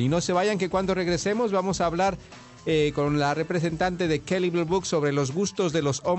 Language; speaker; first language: Spanish; native; Spanish